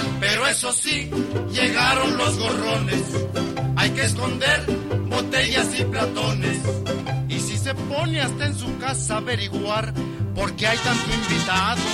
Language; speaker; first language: Spanish; native; Spanish